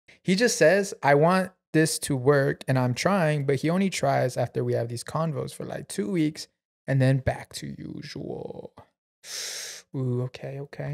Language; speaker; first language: English; early bilingual, other home language; Spanish